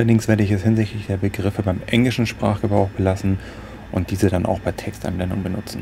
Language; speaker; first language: German; native; German